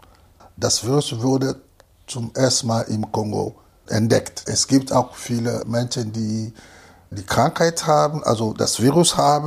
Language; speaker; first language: German; non-native, fluent; Lingala